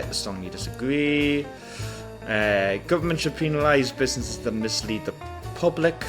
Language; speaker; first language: English; native; English